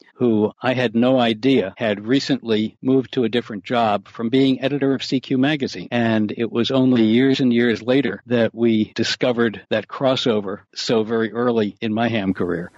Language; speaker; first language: English; native; English